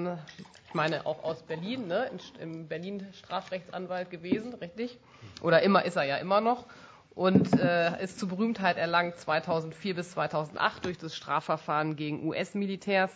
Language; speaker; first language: German; native; German